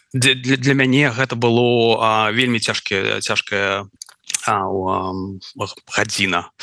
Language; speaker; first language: Belarusian; non-native, local second language; Russian